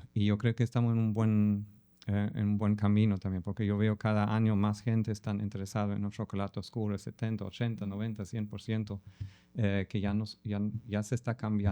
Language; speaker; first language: Spanish; non-native, fluent; German